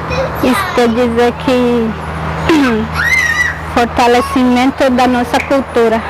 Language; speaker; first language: Portuguese; non-native, local second language; Guarani